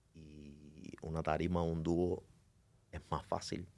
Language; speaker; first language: Spanish; native; Spanish